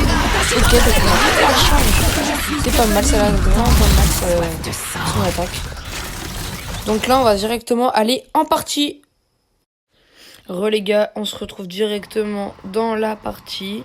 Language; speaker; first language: French; native; French